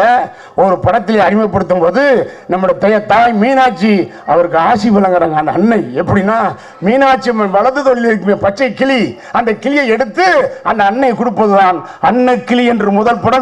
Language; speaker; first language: Tamil; native; Tamil